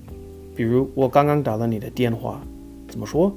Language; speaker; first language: Chinese; non-native, fluent; English